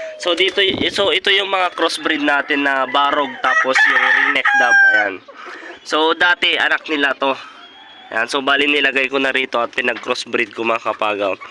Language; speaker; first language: Filipino; non-native, local second language; Iloko